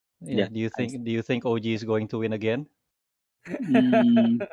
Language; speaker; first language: English; non-native, fluent; Indonesian